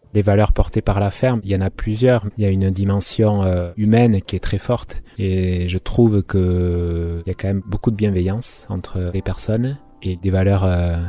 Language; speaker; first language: French; native; French